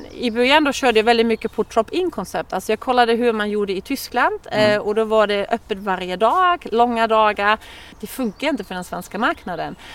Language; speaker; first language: Swedish; non-native, fluent; German